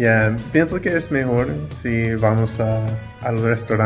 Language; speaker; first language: Spanish; non-native, learner; English